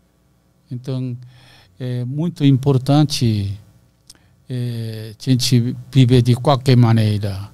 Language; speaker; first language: Portuguese; non-native, learner; Korean